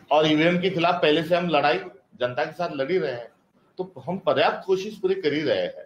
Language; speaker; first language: Hindi; non-native, local second language; Marathi